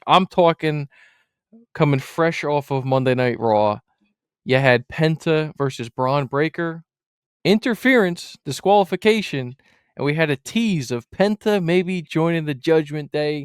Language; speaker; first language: English; native; English